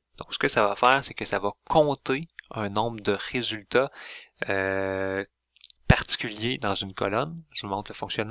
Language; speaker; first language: French; native; French